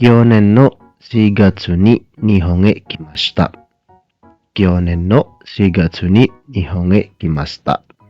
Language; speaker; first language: Japanese; non-native, fluent; Indonesian